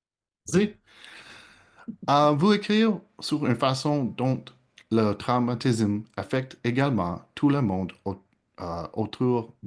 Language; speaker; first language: French; non-native, local second language; English